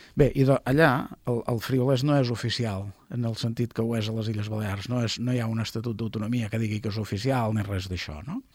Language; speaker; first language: Catalan; native; Catalan